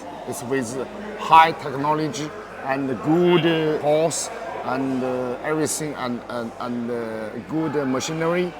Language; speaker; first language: English; non-native, learner; Chinese